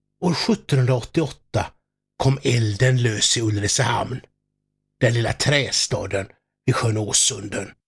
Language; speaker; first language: Swedish; native; Swedish